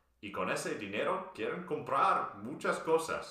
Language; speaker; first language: Spanish; non-native, fluent; English